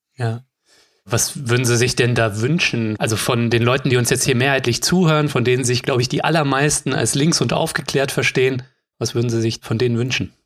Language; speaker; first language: German; native; German